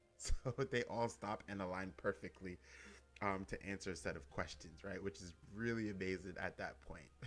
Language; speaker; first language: English; native; English